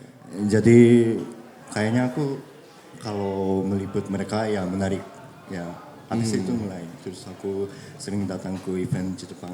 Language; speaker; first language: Indonesian; early bilingual, heritage; Japanese